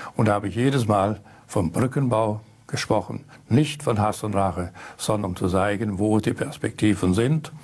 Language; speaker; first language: German; native; German